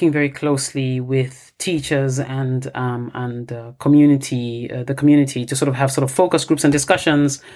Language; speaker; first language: English; non-native, local second language; Bemba